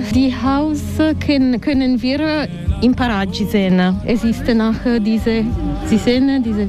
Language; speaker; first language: German; non-native, learner; Italian